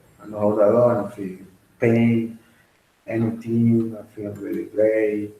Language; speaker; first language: English; non-native, learner; Spanish